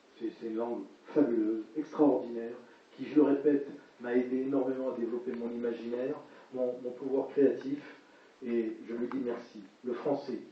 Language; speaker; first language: French; early bilingual, other home language; Hebrew